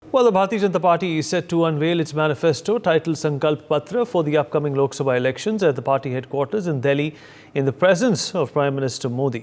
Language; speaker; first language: English; non-native, local second language; Hindi